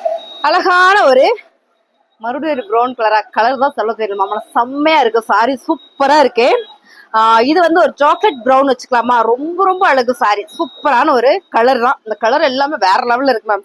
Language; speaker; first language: Tamil; native; Tamil